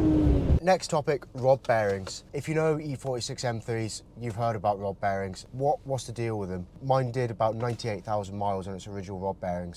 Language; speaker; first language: English; native; English